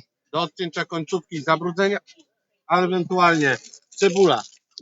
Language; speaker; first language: Polish; native; Polish